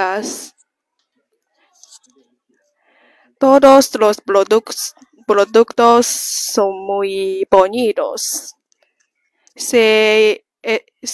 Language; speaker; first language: Spanish; non-native, learner; Chinese